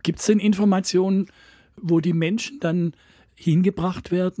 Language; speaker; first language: German; native; German